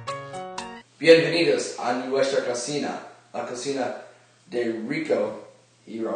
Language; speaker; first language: Spanish; non-native, learner; English